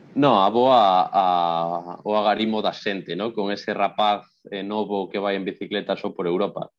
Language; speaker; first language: Galician; non-native, local second language; Spanish